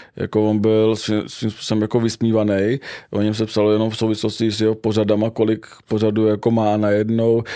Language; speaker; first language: Czech; non-native, fluent; Armenian